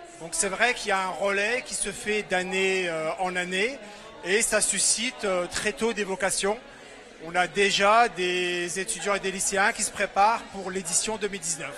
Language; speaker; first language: French; native; French